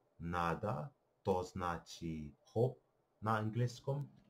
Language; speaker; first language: Serbian; non-native, learner; Russian